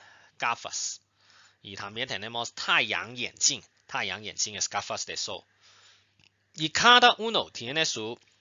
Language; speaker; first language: Spanish; non-native, fluent; Chinese